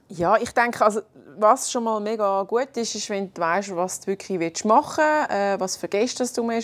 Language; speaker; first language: German; native; German